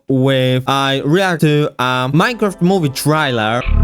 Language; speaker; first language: English; non-native, learner; Polish